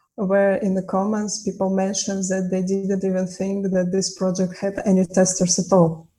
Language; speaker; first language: English; non-native, fluent; Russian